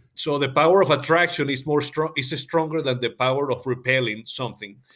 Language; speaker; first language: English; non-native, fluent; Spanish